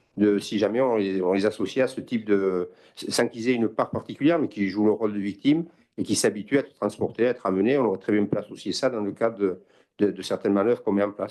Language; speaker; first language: French; native; French